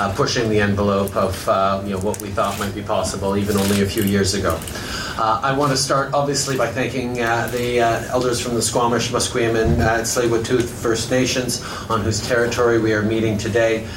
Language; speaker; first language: English; native; English